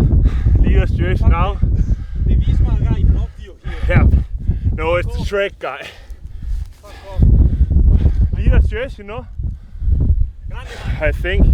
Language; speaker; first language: English; non-native, fluent; Danish